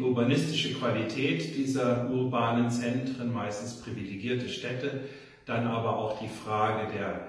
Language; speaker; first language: German; native; German